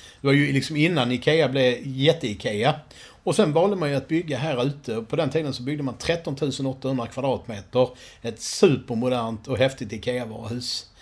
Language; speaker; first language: Swedish; native; Swedish